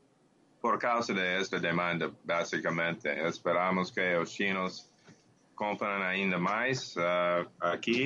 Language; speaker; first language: Portuguese; non-native, learner; English